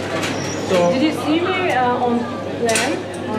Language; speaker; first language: English; non-native, learner; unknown